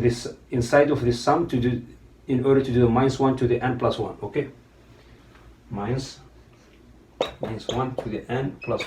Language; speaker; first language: English; non-native, fluent; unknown